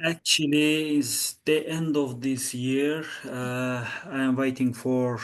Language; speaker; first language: English; non-native, learner; Azerbaijani